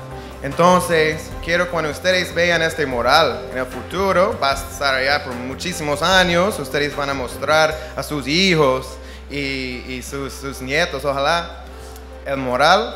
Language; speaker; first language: Spanish; non-native, fluent; English